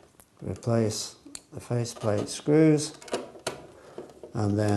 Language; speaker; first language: English; native; English